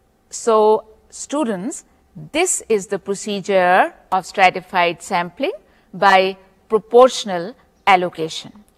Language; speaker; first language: English; non-native, local second language; Urdu